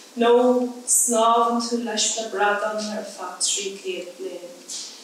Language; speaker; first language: English; native; English